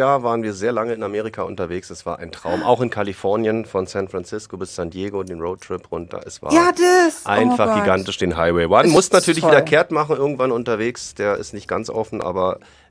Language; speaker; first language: German; native; German